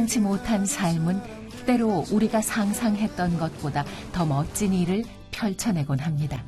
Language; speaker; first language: Korean; native; Korean